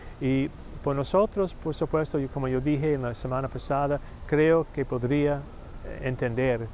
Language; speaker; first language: Spanish; non-native, learner; English